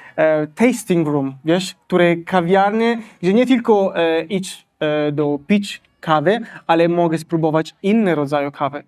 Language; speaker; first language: Polish; non-native, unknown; Italian